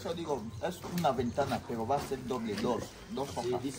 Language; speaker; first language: Spanish; native; Spanish